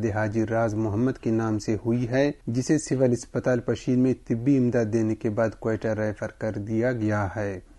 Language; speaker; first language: Urdu; non-native, local second language; Baluchi